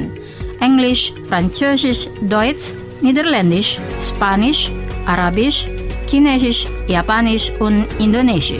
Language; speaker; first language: German; non-native, fluent; Indonesian